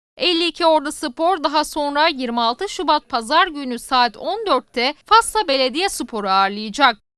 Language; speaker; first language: Turkish; native; Turkish